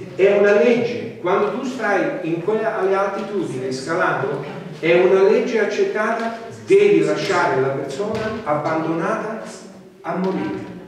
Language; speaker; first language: Italian; non-native, fluent; English